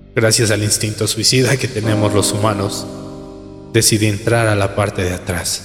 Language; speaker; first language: Spanish; native; Spanish